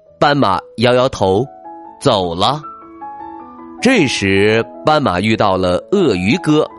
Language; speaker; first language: Chinese; native; Chinese